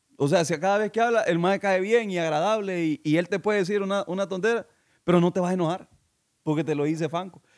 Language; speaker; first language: Spanish; native; Spanish